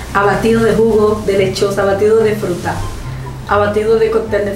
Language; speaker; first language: Spanish; native; Spanish